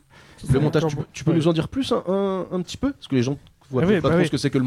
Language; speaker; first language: French; native; French